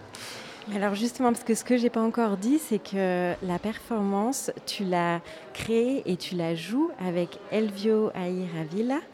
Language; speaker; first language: French; native; French